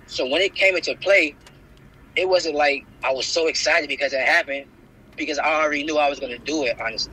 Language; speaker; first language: English; native; English